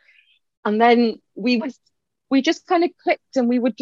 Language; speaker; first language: English; non-native, local second language; Punjabi